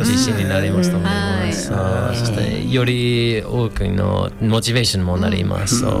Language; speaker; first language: Japanese; non-native, fluent; English